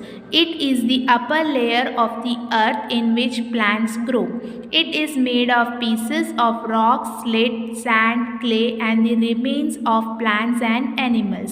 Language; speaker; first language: English; non-native, local second language; Hindi